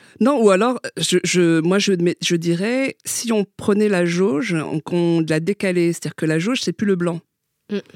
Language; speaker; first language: French; early bilingual, other home language; Vietnamese